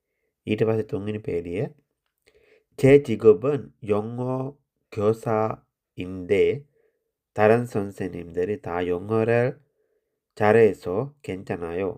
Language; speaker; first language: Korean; non-native, fluent; Sinhala